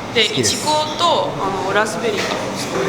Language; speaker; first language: Japanese; non-native, fluent; Icelandic